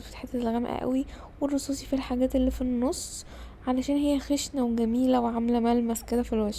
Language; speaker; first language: Arabic; native; Arabic